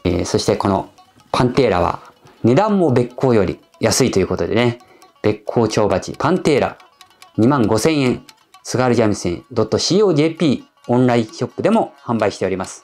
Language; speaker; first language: Japanese; native; Japanese